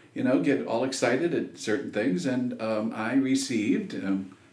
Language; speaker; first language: English; native; English